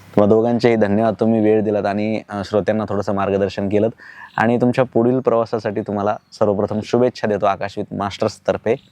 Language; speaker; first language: Marathi; native; Marathi